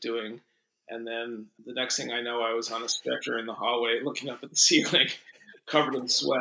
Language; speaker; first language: English; native; English